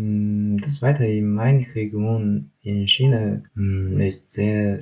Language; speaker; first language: German; non-native, learner; Chinese